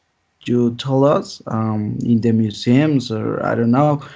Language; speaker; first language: English; non-native, learner; Spanish